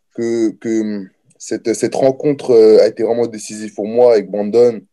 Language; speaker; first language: French; native; French